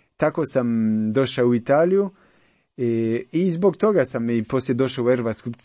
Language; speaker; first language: Croatian; non-native, learner; French